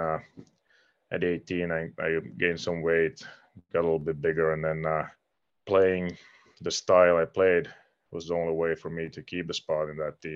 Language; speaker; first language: English; non-native, fluent; Finnish